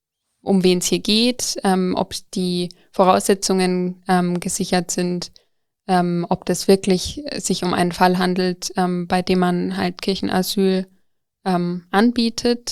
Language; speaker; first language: German; native; German